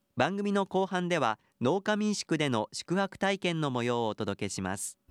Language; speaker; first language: Japanese; native; Japanese